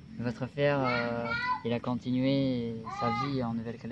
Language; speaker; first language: French; non-native, learner; Indonesian